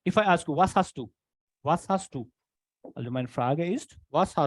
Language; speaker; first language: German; non-native, fluent; Hindi